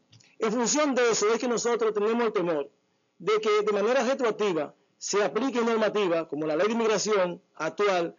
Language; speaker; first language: Spanish; native; Spanish